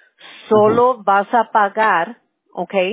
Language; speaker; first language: Spanish; early bilingual, heritage; Spanish